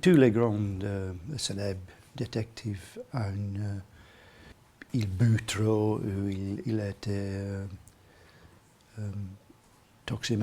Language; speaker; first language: French; non-native, learner; English